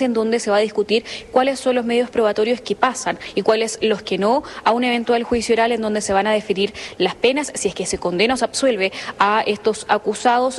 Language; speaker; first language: Spanish; native; Spanish